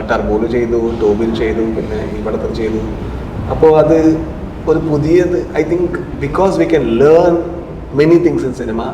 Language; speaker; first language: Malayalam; non-native, local second language; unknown